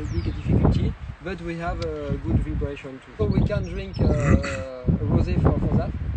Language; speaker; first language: English; non-native, learner; French